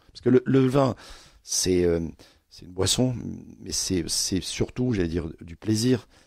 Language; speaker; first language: French; native; French